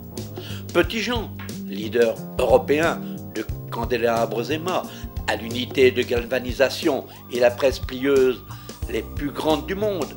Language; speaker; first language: French; native; French